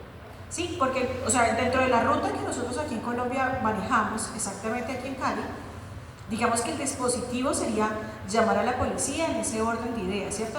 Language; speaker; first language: Spanish; native; Spanish